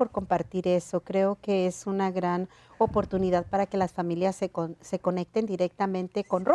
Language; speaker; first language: Spanish; native; Spanish